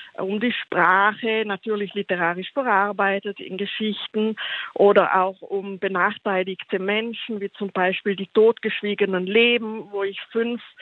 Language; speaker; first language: German; non-native, local second language; Ladin